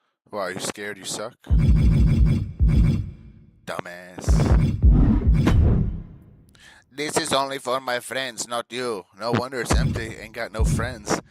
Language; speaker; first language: English; native; English